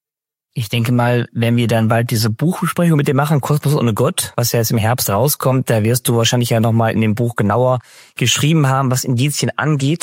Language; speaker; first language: German; native; German